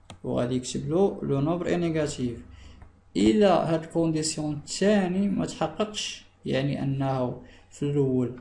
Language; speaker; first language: Arabic; native; Arabic